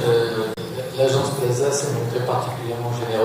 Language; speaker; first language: French; native; French